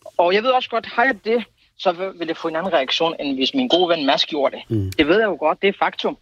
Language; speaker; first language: Danish; early bilingual, other home language; Kurdish